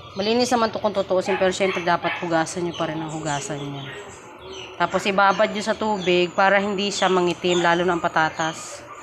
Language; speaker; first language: Filipino; non-native, local second language; Cebuano